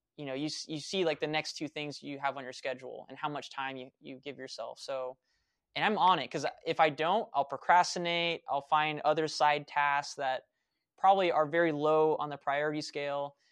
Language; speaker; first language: English; native; English